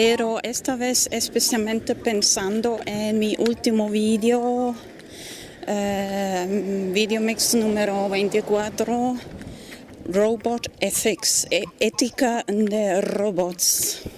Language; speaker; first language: Spanish; non-native, fluent; German